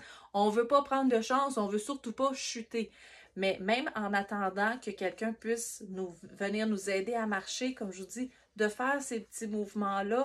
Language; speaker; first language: French; native; French